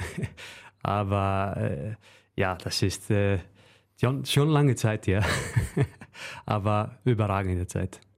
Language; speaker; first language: German; non-native, fluent; Icelandic